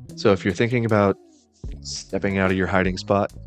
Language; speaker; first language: English; native; English